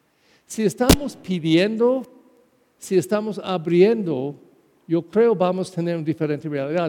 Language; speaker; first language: Spanish; non-native, fluent; English